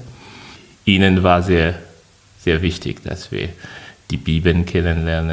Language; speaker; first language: German; non-native, fluent; French